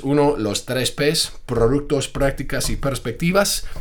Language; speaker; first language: Spanish; non-native, fluent; English